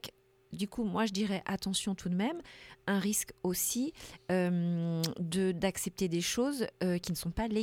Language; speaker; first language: French; native; French